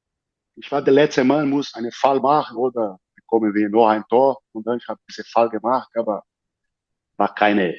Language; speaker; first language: German; non-native, learner; Portuguese